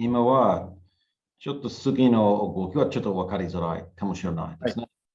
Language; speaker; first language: Japanese; non-native, learner; English